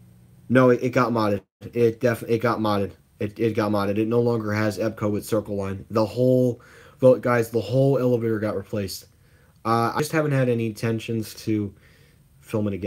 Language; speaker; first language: English; native; English